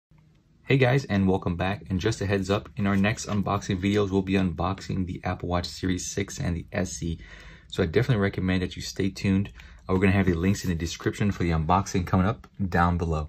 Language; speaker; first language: English; native; English